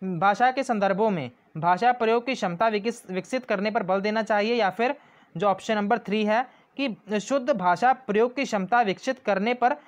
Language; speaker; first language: Hindi; non-native, local second language; Punjabi